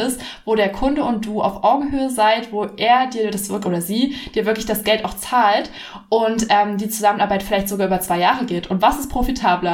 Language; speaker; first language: German; native; German